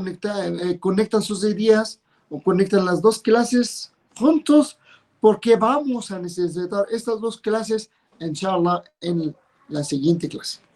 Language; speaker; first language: Spanish; non-native, fluent; Arabic